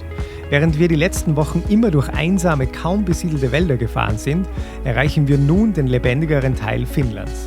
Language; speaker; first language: German; native; German